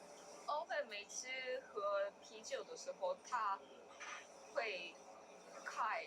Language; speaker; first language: Chinese; non-native, learner; Korean